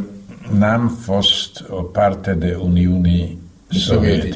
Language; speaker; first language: Romanian; non-native, fluent; Slovak